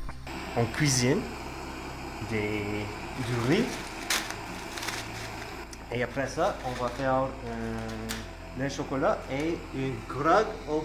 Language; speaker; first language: French; non-native, learner; English